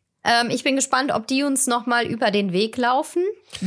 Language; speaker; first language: German; native; German